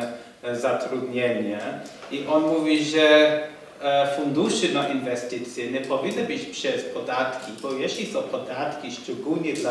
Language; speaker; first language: Polish; non-native, fluent; English